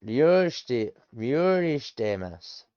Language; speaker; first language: Japanese; non-native, learner; English